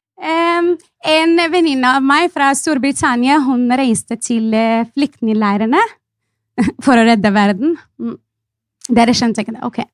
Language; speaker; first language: Norwegian; non-native, fluent; Arabic